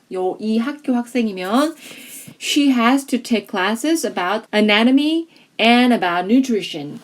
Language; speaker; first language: English; non-native, fluent; Korean